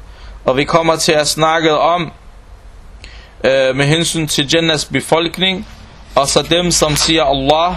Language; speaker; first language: Danish; non-native, local second language; Arabic